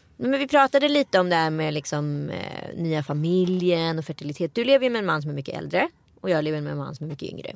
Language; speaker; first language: Swedish; native; Swedish